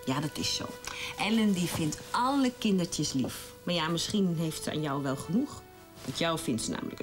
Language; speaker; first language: Dutch; native; Dutch